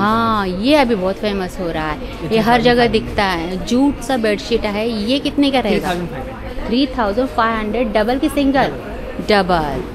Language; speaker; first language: Hindi; non-native, local second language; Marathi